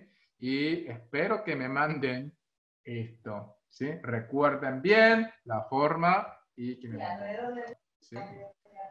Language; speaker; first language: Spanish; non-native, fluent; Korean